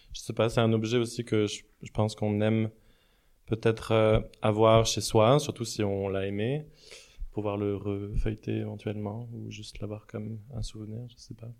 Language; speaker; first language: French; native; French